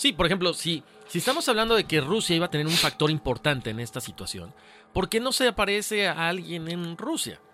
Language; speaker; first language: Spanish; native; Spanish